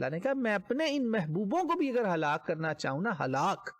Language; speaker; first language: Urdu; native; Urdu